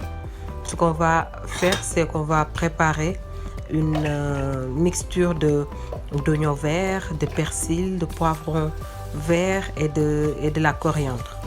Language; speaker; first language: French; non-native, local second language; Wolof